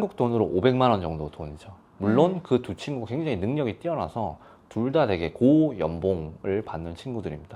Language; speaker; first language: Korean; non-native, local second language; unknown